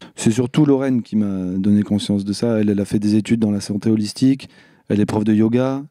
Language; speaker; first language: French; native; French